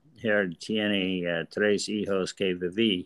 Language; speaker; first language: Spanish; non-native, learner; English